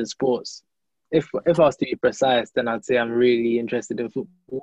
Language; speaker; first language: English; native; English